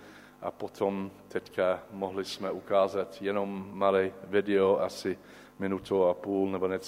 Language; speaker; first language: Czech; non-native, learner; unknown